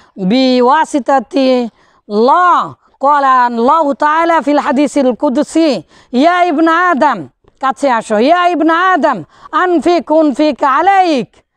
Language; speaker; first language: Arabic; non-native, fluent; Bangla